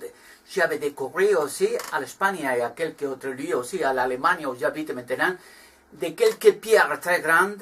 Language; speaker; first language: French; non-native, learner; Spanish